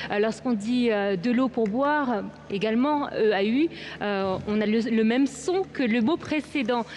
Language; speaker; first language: French; native; French